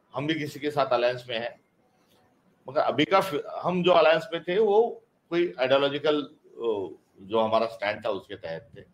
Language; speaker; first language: Hindi; non-native, local second language; Marathi